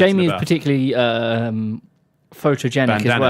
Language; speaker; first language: English; native; English